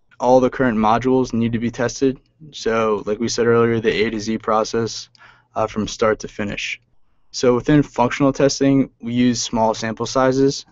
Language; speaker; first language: English; native; English